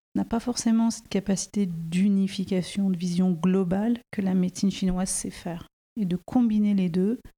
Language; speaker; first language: French; native; French